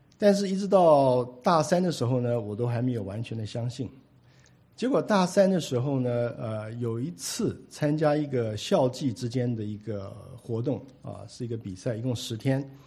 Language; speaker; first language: Chinese; native; Chinese